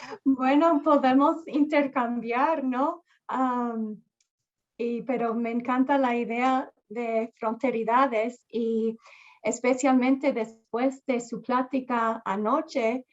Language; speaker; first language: Spanish; early bilingual, heritage; Spanish